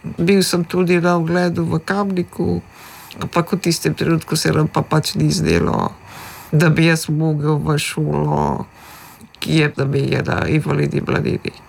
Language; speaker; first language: Slovenian; early bilingual, other home language; Macedonian